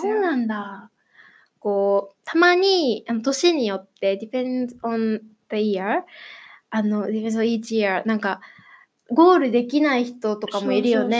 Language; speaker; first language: Japanese; native; Japanese